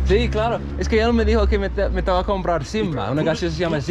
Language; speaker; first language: Spanish; non-native, fluent; English